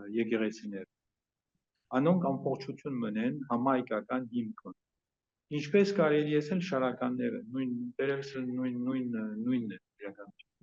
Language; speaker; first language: Armenian; early bilingual, heritage; Armenian